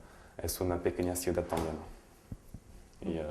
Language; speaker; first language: Spanish; non-native, learner; French